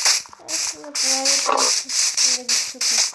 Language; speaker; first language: Bulgarian; native; Bulgarian